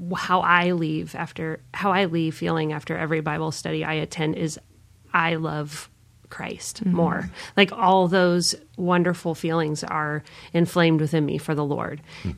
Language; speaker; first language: English; native; English